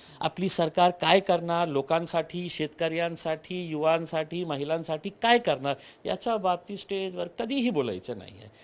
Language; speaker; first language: Marathi; non-native, local second language; Urdu